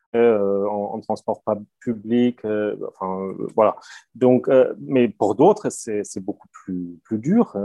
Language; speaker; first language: French; non-native, fluent; German